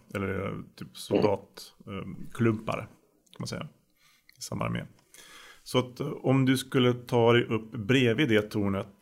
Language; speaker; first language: Swedish; native; Swedish